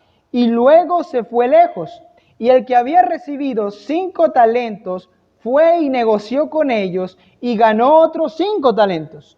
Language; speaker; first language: Spanish; native; Spanish